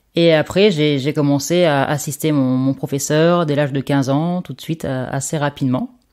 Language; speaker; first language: French; native; French